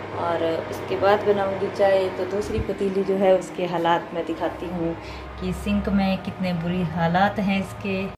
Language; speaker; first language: Hindi; native; Hindi